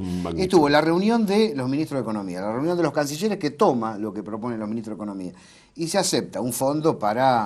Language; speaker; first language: Spanish; native; Spanish